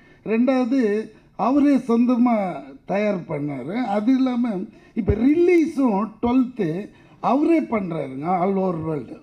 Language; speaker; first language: Tamil; native; Tamil